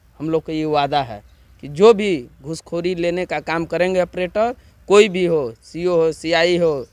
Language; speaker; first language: Hindi; non-native, local second language; Bhojpuri